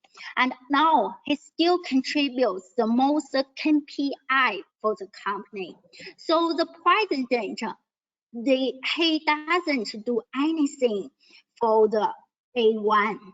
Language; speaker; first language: English; non-native, learner; Chinese